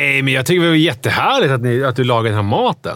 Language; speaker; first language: Swedish; native; Swedish